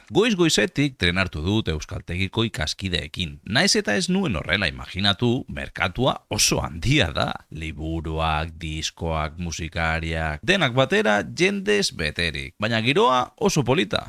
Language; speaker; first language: Basque; non-native, local second language; Spanish